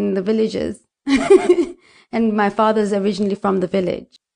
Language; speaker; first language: English; non-native, local second language; Northern Sotho